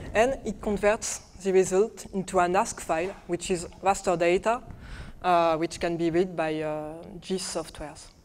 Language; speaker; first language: English; non-native, fluent; French